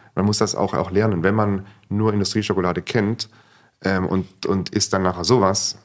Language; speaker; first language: German; native; German